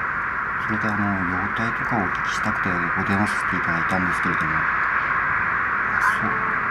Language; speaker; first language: Japanese; native; Japanese